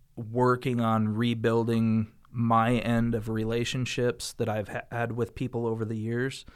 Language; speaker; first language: English; native; English